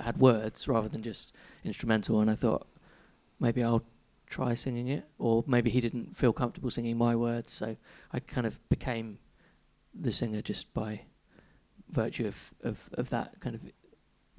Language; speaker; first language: English; native; English